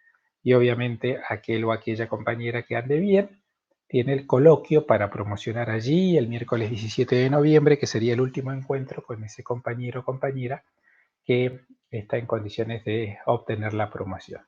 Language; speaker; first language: Spanish; native; Spanish